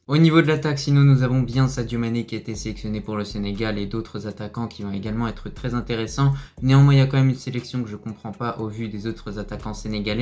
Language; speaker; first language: French; native; French